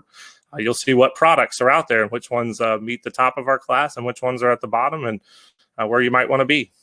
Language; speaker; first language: English; native; English